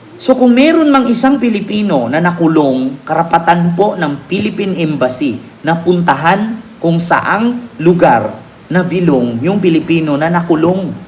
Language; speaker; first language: Filipino; non-native, local second language; Cebuano